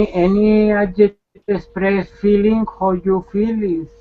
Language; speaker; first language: English; non-native, learner; Spanish